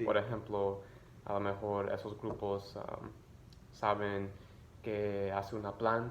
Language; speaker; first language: Spanish; early bilingual, other home language; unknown